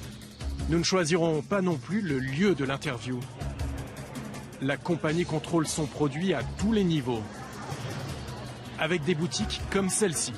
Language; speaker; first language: French; native; French